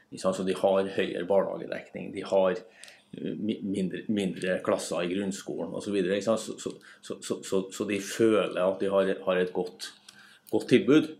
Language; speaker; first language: Norwegian; native; Norwegian